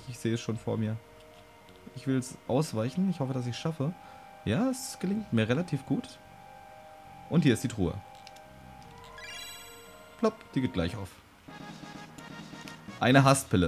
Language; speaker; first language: German; native; German